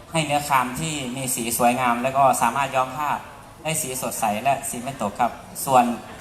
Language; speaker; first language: Thai; native; Thai